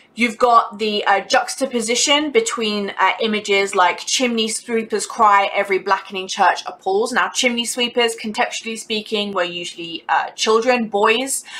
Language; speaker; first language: English; native; English